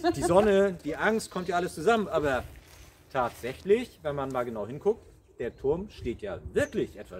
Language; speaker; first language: German; native; German